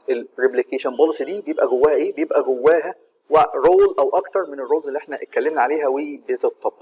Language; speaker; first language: Arabic; native; Arabic